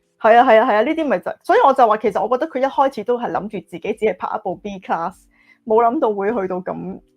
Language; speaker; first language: Cantonese; native; Cantonese